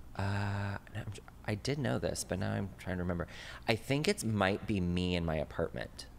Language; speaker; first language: English; native; English